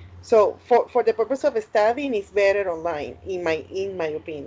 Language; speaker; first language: English; non-native, fluent; Spanish